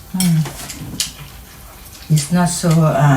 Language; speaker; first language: English; non-native, learner; Thai